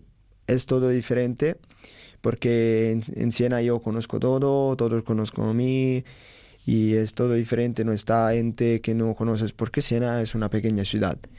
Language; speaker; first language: Spanish; non-native, learner; Italian